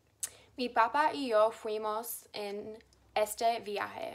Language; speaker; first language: Spanish; non-native, learner; English